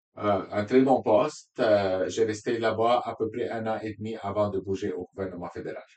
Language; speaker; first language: French; non-native, local second language; Arabic